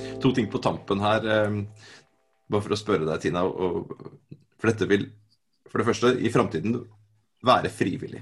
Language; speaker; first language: Norwegian; native; Norwegian